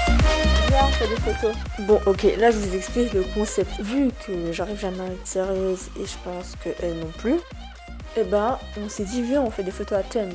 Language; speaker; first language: French; native; French